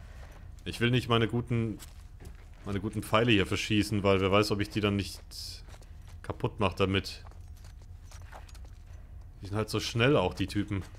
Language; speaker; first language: German; native; German